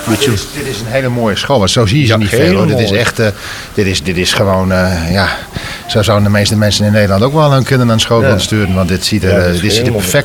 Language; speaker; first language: Dutch; native; Dutch